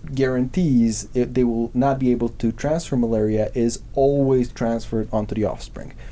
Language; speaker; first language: English; non-native, fluent; Serbian